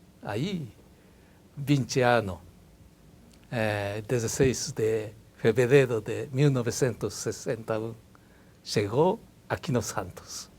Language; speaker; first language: Portuguese; non-native, learner; Japanese